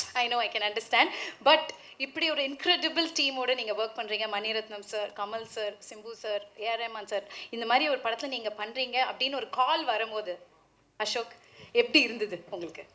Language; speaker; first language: Tamil; native; Tamil